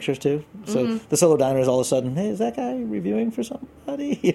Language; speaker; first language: English; native; English